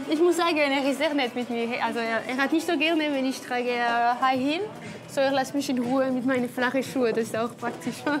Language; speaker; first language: German; non-native, local second language; French